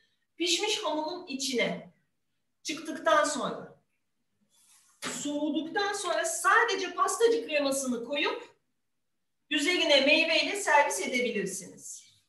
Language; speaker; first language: Turkish; native; Turkish